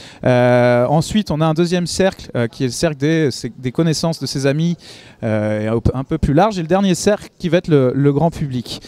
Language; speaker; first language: French; native; French